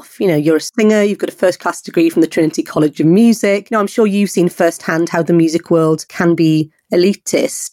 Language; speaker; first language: English; native; English